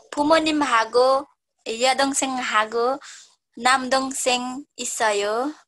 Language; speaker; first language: Korean; non-native, learner; Nepali